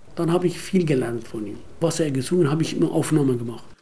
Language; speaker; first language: German; non-native, learner; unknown